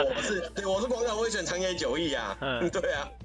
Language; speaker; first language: Chinese; native; Chinese